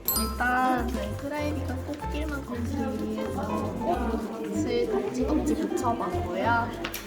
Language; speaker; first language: Korean; native; Korean